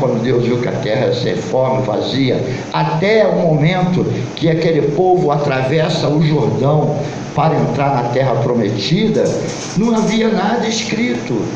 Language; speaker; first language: Portuguese; native; Portuguese